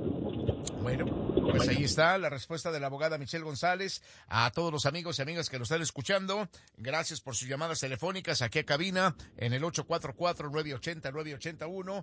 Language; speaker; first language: Spanish; native; Spanish